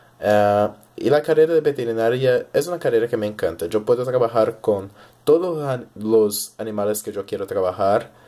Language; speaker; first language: Spanish; early bilingual, heritage; Portuguese